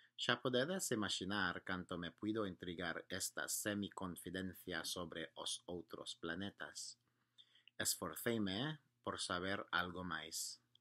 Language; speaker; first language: Galician; non-native, learner; English